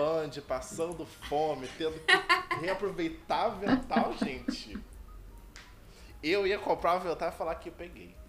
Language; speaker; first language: Portuguese; native; Portuguese